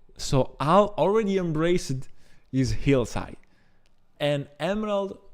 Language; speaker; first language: English; non-native, fluent; Italian